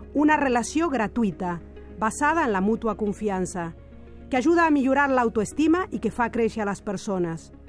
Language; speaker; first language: Catalan; non-native, fluent; Spanish